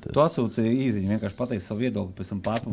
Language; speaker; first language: Latvian; native; Latvian